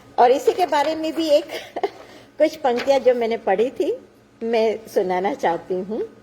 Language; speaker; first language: Hindi; non-native, local second language; Gujarati